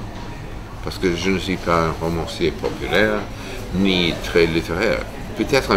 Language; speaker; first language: French; non-native, fluent; English